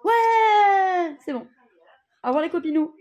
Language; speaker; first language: French; native; French